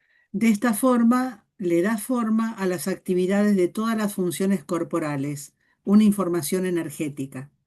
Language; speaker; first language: Spanish; native; Spanish